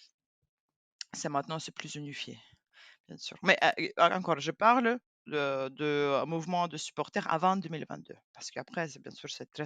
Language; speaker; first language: French; non-native, fluent; Ukrainian